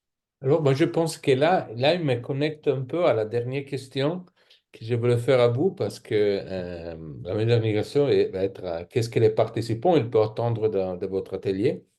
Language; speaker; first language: French; non-native, fluent; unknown